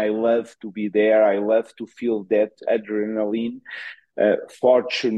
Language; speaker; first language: English; non-native, fluent; Portuguese